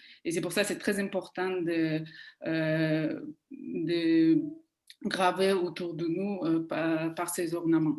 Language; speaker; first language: French; non-native, fluent; Kazakh